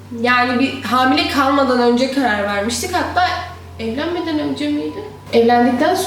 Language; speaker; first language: Turkish; native; Turkish